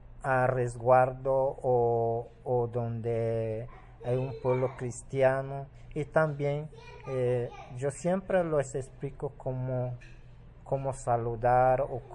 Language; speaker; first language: Spanish; non-native, local second language; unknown